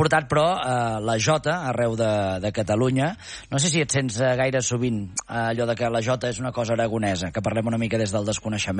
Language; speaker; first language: Catalan; native; Catalan